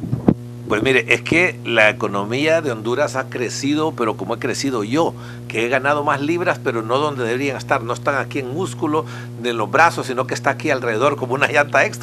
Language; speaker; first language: Spanish; native; Spanish